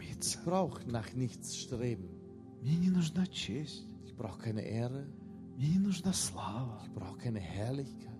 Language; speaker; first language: German; non-native, fluent; Russian